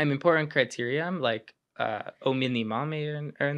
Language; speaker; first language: French; non-native, local second language; English